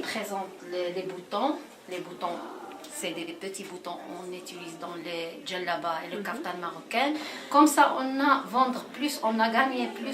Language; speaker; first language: French; non-native, local second language; Arabic